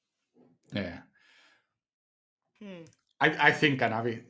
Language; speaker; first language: English; non-native, fluent; Spanish